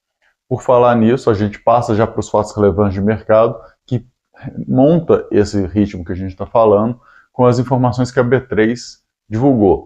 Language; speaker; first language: Portuguese; native; Portuguese